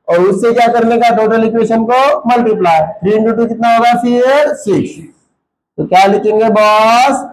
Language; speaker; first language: Hindi; non-native, local second language; Marathi